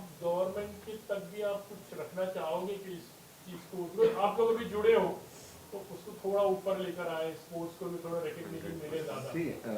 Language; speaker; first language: Hindi; native; Hindi